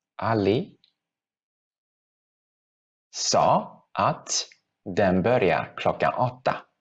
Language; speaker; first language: Swedish; non-native, fluent; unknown